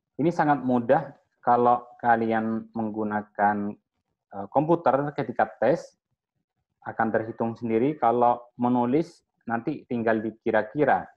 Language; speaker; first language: Indonesian; non-native, local second language; Madurese